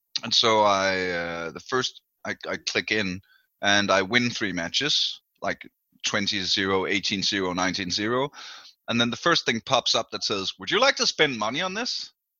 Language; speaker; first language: English; non-native, fluent; Danish